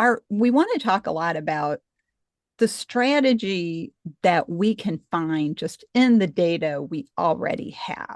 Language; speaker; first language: English; native; English